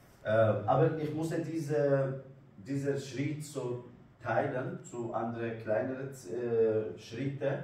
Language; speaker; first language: German; non-native, learner; Kurdish